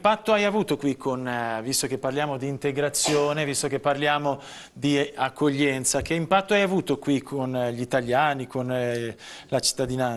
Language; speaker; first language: Italian; native; Italian